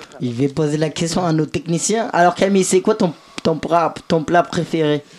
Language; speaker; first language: French; native; French